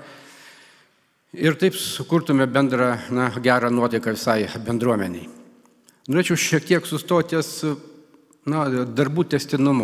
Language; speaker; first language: Lithuanian; native; Lithuanian